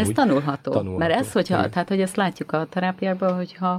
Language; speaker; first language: Hungarian; native; Hungarian